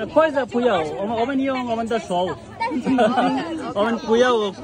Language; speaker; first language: Chinese; non-native, learner; Bangla